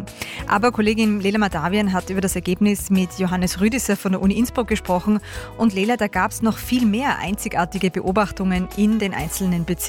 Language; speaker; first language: German; native; German